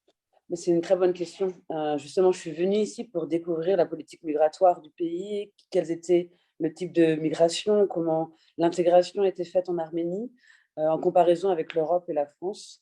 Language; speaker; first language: French; early bilingual, other home language; Persian